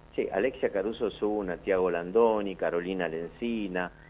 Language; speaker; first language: Spanish; native; Spanish